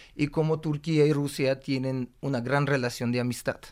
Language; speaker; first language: Spanish; non-native, fluent; Uzbek